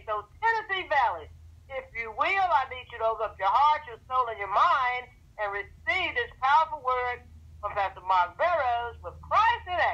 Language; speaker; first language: English; native; English